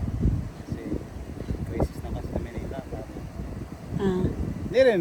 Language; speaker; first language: Filipino; non-native, local second language; Cebuano